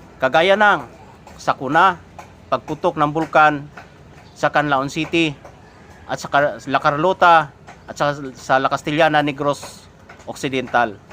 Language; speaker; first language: Filipino; non-native, local second language; Hiligaynon